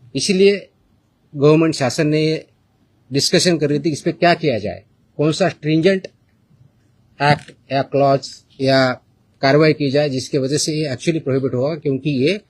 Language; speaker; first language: Hindi; non-native, local second language; Marathi